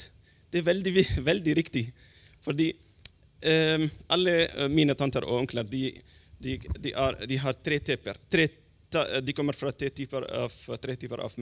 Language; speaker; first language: Norwegian; non-native, learner; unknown